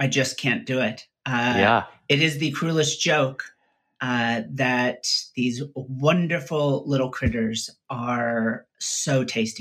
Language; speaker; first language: English; native; English